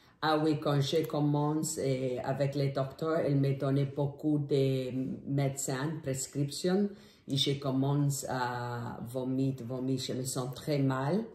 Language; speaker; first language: French; non-native, learner; English